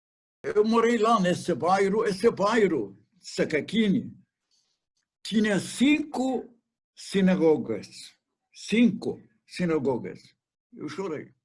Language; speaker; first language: Portuguese; non-native, fluent; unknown